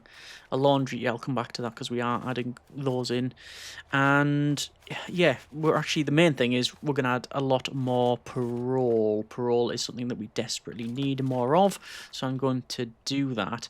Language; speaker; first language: English; native; English